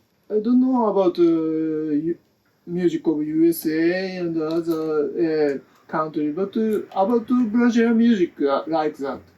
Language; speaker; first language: English; non-native, learner; Japanese